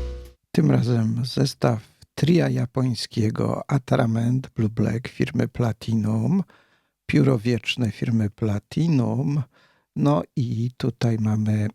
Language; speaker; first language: Polish; native; Polish